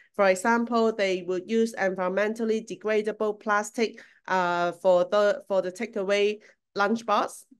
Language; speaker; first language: English; non-native, local second language; Cantonese